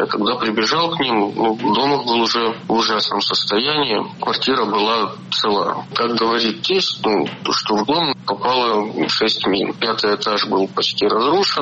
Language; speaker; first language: Russian; native; Russian